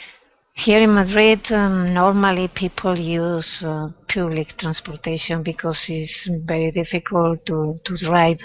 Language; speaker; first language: English; non-native, learner; Spanish